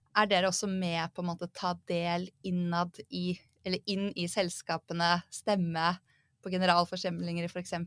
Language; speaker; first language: Norwegian; native; Norwegian